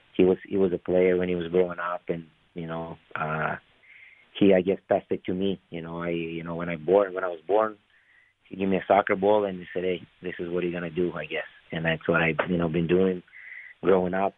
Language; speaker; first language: English; non-native, fluent; Ukrainian